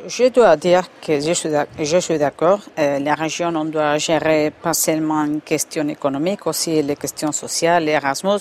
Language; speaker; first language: French; non-native, fluent; Spanish